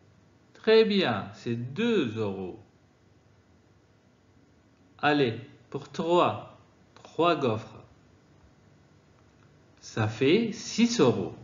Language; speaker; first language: French; non-native, fluent; Arabic